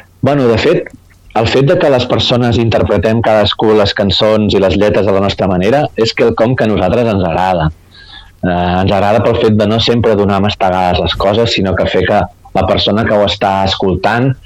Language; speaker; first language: Catalan; native; Catalan